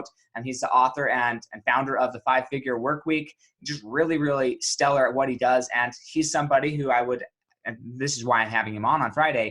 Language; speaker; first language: English; native; English